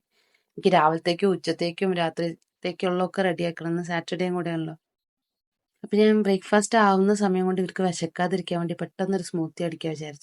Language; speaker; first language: Malayalam; native; Malayalam